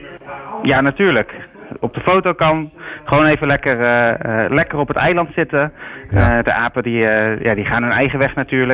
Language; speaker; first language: Dutch; native; Dutch